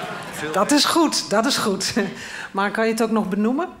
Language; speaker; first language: Dutch; native; Dutch